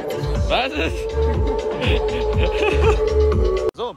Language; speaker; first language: German; native; German